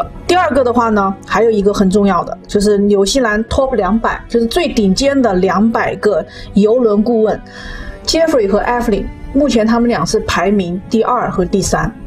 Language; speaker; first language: Chinese; native; Chinese